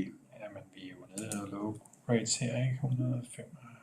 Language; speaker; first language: Danish; native; Danish